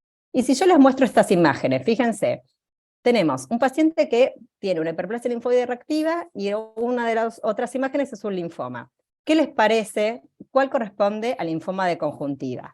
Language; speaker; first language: Spanish; native; Spanish